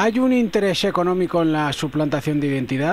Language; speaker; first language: Spanish; native; Spanish